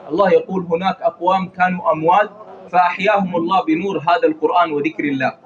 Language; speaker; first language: Arabic; native; Arabic